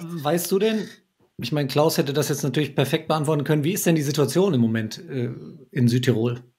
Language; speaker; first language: German; native; German